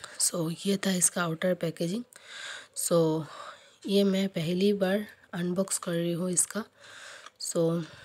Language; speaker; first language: Hindi; non-native, local second language; Bangla